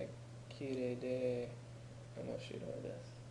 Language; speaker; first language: Japanese; non-native, learner; English